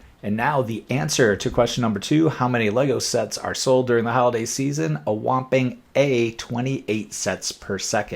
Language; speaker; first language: English; native; English